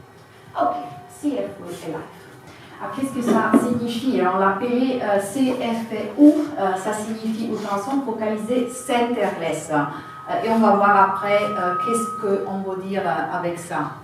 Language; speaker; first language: French; non-native, fluent; Italian